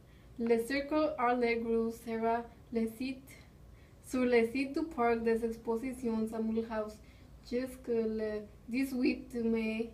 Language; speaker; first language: French; non-native, learner; English